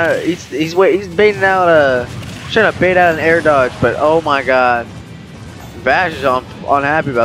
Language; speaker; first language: English; native; English